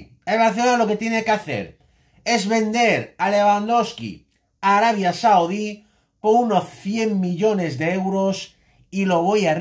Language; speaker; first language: Spanish; native; Spanish